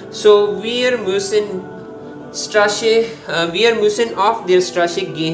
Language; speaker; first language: German; non-native, learner; Urdu